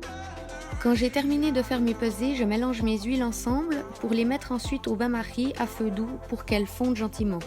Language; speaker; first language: French; native; French